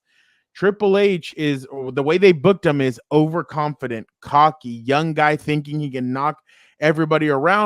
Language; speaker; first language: English; native; English